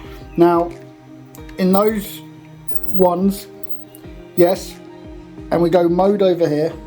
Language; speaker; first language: English; native; English